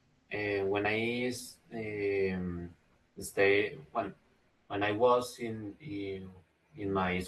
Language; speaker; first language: English; non-native, learner; Spanish